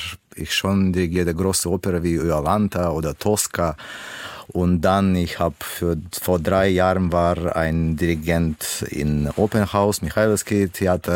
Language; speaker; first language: German; non-native, fluent; Russian